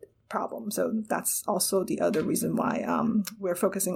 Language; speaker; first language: English; non-native, local second language; Cantonese